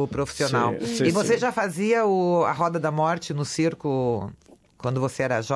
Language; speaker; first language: Portuguese; native; Portuguese